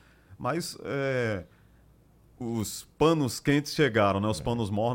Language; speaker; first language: Portuguese; native; Portuguese